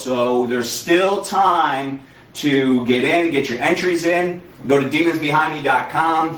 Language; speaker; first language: English; native; English